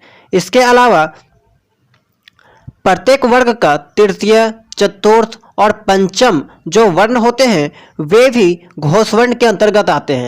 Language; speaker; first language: Hindi; native; Hindi